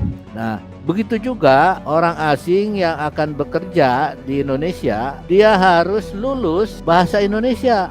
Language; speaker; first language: Indonesian; native; Indonesian